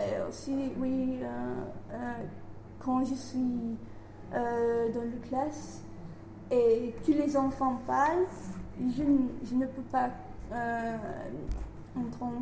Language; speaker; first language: French; non-native, learner; English